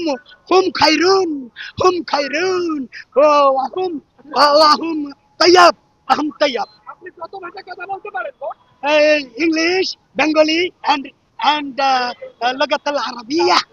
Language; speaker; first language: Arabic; non-native, learner; Bangla